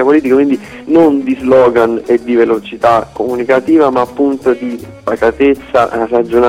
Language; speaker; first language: Italian; native; Italian